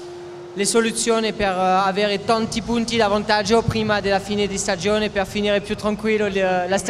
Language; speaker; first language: Italian; non-native, fluent; French